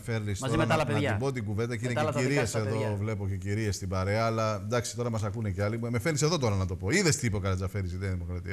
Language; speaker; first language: Greek; native; Greek